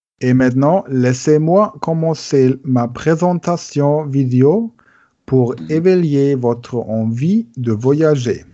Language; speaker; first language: French; non-native, learner; German